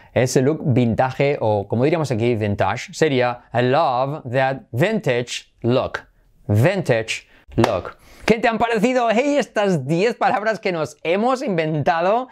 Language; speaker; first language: Spanish; native; Spanish